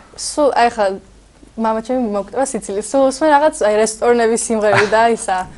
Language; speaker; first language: Georgian; early bilingual, heritage; Georgian